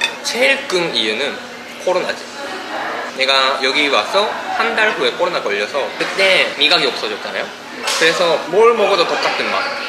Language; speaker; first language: Korean; non-native, fluent; Japanese